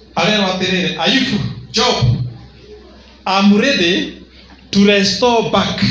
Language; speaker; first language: English; non-native, local second language; Swahili